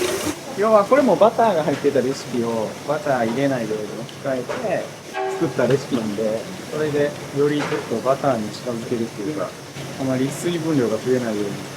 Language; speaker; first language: Japanese; native; Japanese